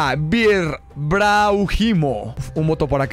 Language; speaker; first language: Spanish; native; Spanish